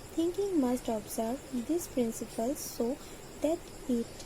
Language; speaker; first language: English; non-native, local second language; Assamese